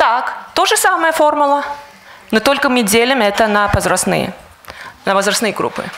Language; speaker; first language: Russian; non-native, fluent; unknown